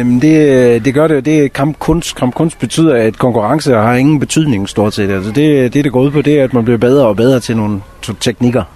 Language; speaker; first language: Danish; native; Danish